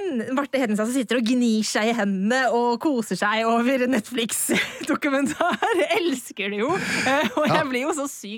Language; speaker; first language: Norwegian; native; Norwegian